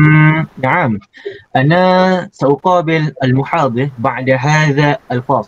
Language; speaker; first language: Arabic; non-native, learner; Malay